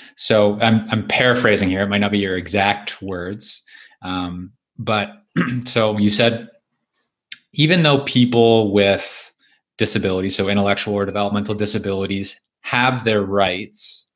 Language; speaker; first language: English; native; English